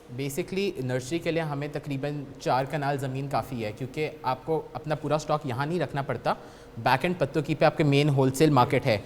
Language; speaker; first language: Urdu; native; Urdu